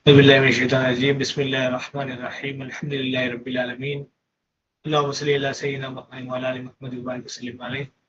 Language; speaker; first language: Arabic; non-native, fluent; Tamil